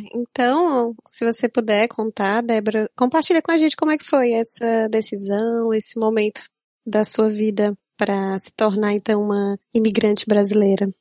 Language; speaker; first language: Portuguese; native; Portuguese